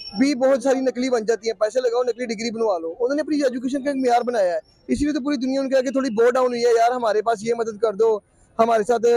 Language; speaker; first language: Urdu; native; Urdu